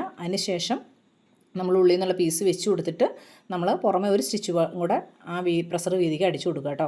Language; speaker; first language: Malayalam; native; Malayalam